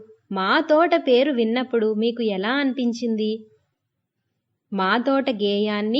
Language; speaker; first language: Telugu; native; Telugu